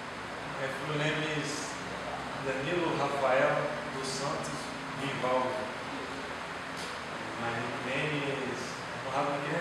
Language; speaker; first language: English; non-native, learner; Portuguese